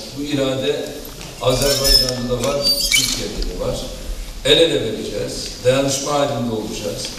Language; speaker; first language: Turkish; native; Turkish